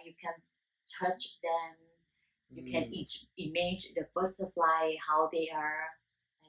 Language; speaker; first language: English; non-native, learner; Vietnamese